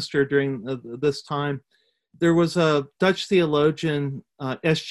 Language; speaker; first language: English; native; English